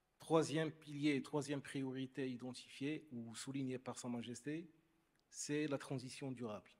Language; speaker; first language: French; non-native, local second language; Arabic